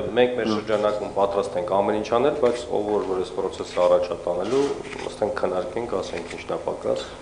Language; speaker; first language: Armenian; native; Armenian